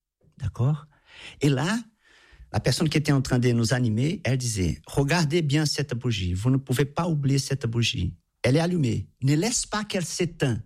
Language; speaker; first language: French; non-native, fluent; Portuguese